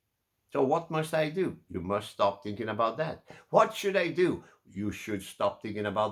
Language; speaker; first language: English; non-native, fluent; Portuguese